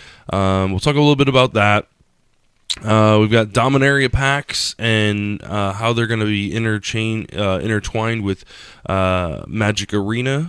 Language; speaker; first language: English; native; English